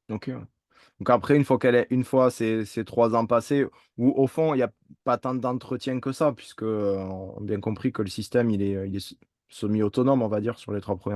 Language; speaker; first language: French; native; French